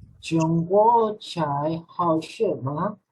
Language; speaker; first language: Chinese; non-native, learner; Malay